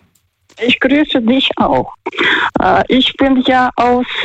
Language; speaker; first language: German; non-native, learner; Russian